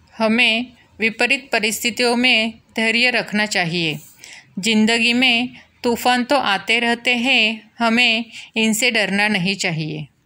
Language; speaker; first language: Hindi; non-native, local second language; Marathi